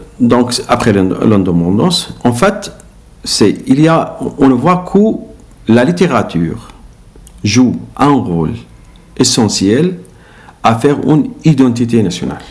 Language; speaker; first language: French; non-native, learner; Arabic